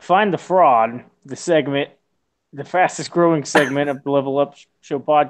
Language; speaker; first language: English; native; English